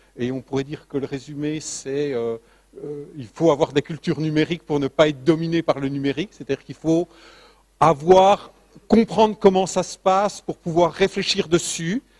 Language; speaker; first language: French; native; French